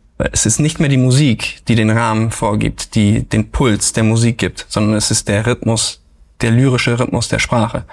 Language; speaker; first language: German; native; German